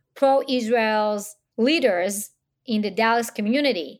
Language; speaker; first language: English; non-native, fluent; Hebrew